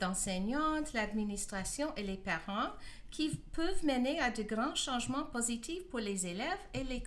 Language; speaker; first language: French; non-native, fluent; English